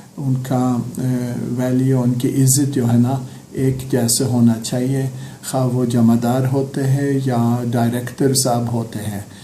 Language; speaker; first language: Urdu; non-native, fluent; Norwegian